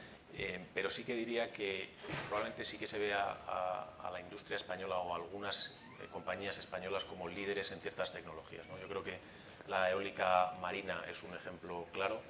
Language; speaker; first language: Spanish; native; Spanish